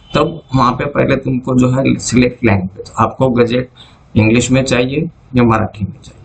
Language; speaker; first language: Hindi; non-native, local second language; Marathi